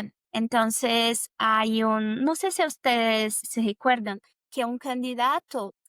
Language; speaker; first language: Spanish; non-native, fluent; Portuguese